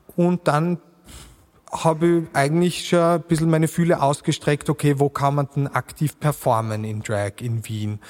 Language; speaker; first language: German; native; German